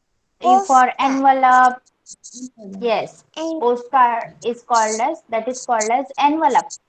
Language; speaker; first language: English; non-native, local second language; Marathi